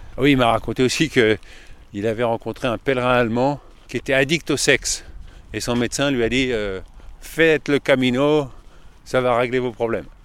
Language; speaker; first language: French; native; French